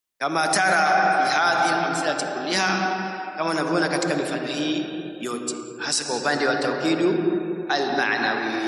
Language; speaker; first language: Swahili; native; Swahili